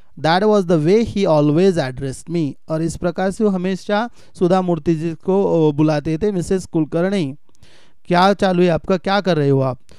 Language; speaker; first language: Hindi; non-native, local second language; Marathi